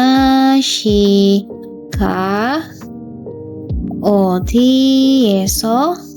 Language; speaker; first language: Korean; non-native, learner; Indonesian